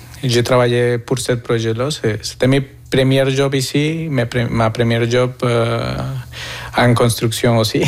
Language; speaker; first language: French; non-native, fluent; Spanish